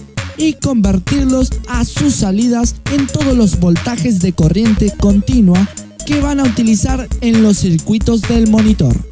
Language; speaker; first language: Spanish; native; Spanish